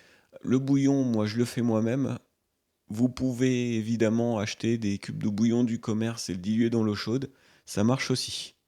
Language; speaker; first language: French; native; French